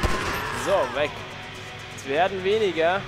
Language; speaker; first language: German; native; German